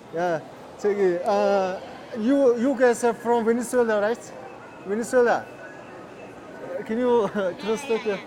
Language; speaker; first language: English; non-native, learner; Mongolian